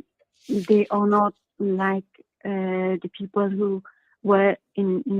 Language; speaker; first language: English; non-native, learner; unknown